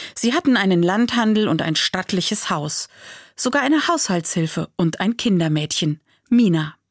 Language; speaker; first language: German; native; German